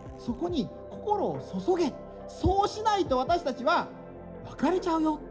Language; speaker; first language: Japanese; native; Japanese